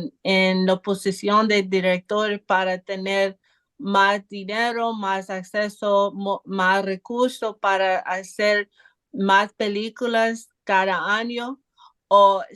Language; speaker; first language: Spanish; non-native, learner; English